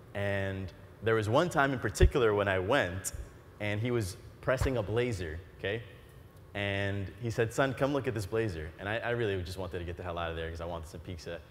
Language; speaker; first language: English; native; English